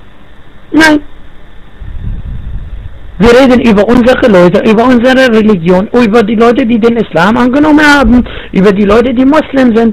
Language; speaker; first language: German; non-native, fluent; Arabic